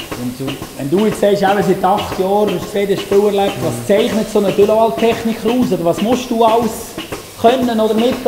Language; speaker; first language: German; native; German